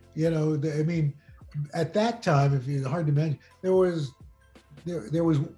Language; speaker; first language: English; native; English